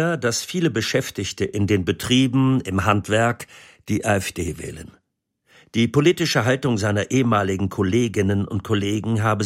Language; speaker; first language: German; native; German